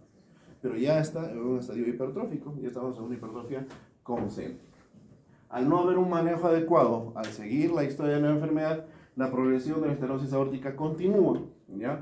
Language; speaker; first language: Spanish; native; Spanish